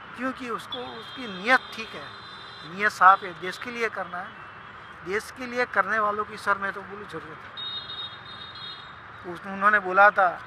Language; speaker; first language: Hindi; non-native, local second language; Gujarati